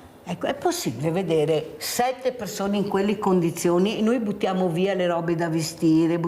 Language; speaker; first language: Italian; native; Italian